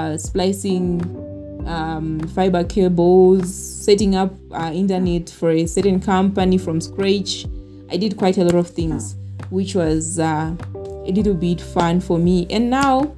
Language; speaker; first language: English; non-native, local second language; Shona